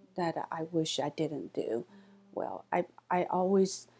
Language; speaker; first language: English; non-native, fluent; Chinese